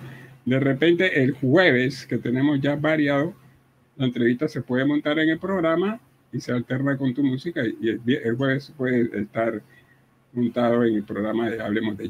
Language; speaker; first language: Spanish; native; Spanish